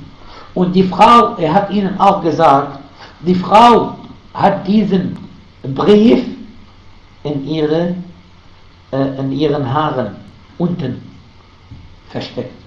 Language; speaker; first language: German; non-native, fluent; Arabic